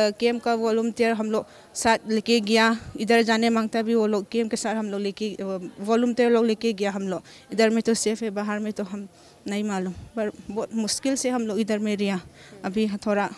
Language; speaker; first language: Hindi; non-native, local second language; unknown